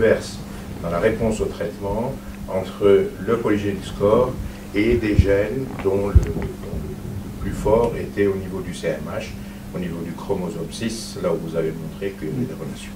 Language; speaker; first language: French; native; French